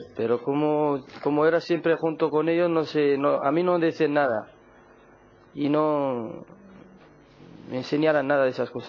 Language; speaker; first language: Spanish; non-native, learner; Arabic